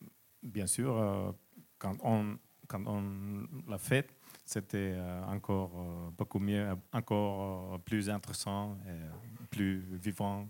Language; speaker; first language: French; non-native, learner; Finnish